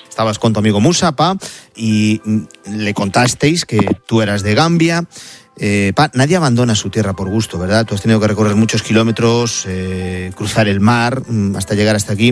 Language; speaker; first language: Spanish; native; Spanish